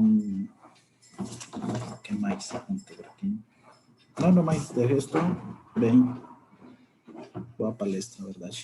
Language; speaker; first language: Portuguese; non-native, fluent; Spanish